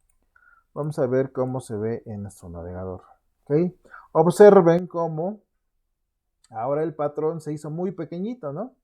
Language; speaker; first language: Spanish; native; Spanish